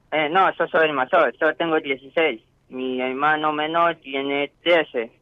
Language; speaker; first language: Spanish; native; Spanish